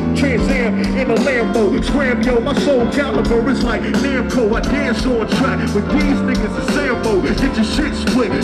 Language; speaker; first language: English; native; English